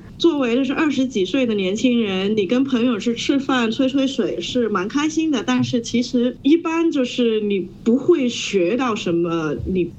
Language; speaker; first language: Chinese; non-native, local second language; Cantonese